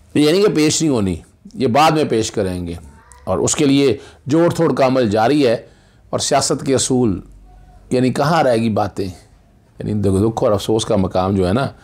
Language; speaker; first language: Urdu; non-native, local second language; Punjabi